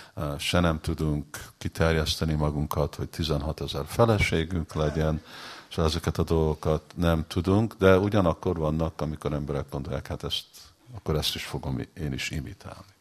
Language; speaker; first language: Hungarian; early bilingual, heritage; Hungarian